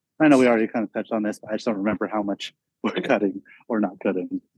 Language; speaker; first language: English; native; English